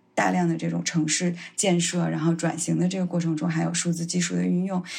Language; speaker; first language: Chinese; native; Chinese